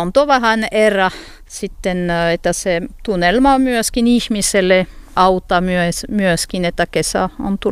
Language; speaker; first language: Finnish; non-native, learner; French